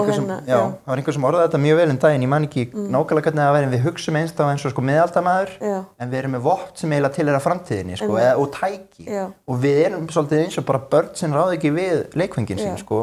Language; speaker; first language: Icelandic; native; Icelandic